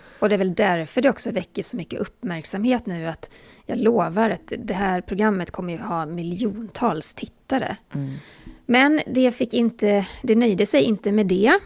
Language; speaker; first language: Swedish; native; Swedish